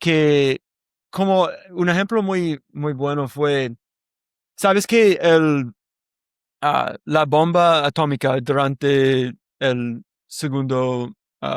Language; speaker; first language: Spanish; non-native, learner; English